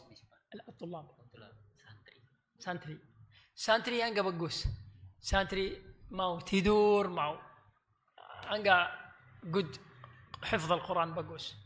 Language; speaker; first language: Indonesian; non-native, learner; Arabic